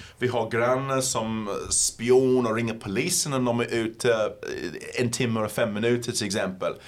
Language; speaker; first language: Swedish; non-native, fluent; English